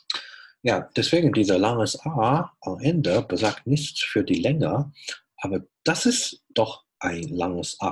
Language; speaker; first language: German; non-native, fluent; Chinese